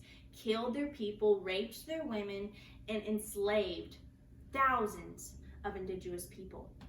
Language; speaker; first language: English; native; English